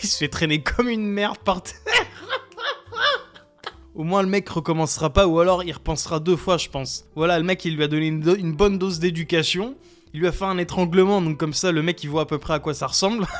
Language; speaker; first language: French; native; French